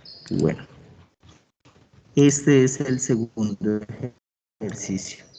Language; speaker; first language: Spanish; native; Spanish